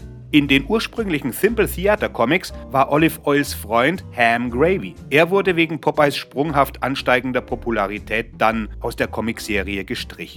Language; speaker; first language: German; native; German